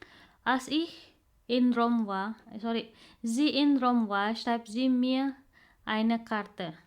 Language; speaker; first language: German; non-native, fluent; Indonesian